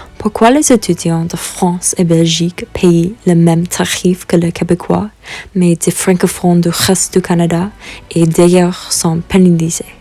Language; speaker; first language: French; non-native, local second language; English